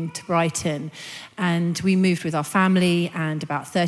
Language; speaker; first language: English; native; English